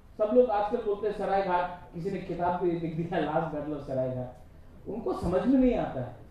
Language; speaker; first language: Hindi; non-native, local second language; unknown